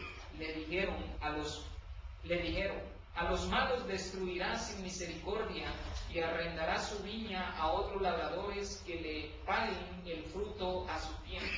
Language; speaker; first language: Spanish; native; Spanish